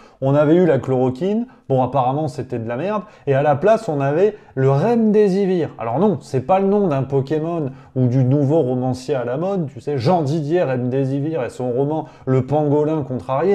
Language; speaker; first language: French; native; French